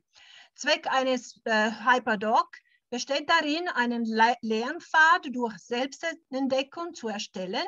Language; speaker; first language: German; early bilingual, heritage; German